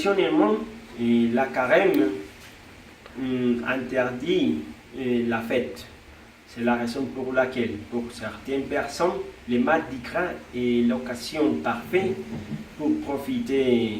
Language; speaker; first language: French; non-native, learner; Spanish